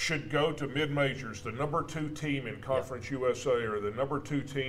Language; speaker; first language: English; native; English